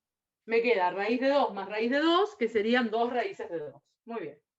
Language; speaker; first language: Spanish; native; Spanish